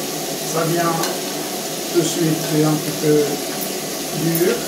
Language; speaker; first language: French; non-native, fluent; Portuguese